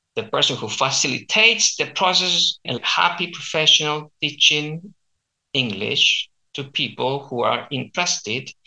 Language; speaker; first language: English; non-native, fluent; Spanish